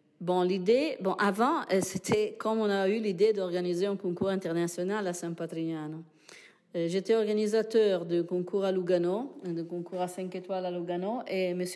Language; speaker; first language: French; non-native, fluent; Italian